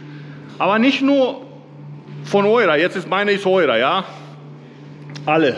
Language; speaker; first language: German; non-native, learner; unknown